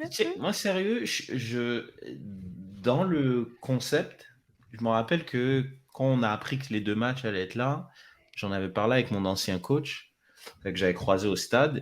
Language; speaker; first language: French; native; French